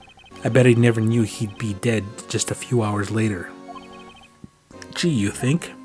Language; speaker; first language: English; native; English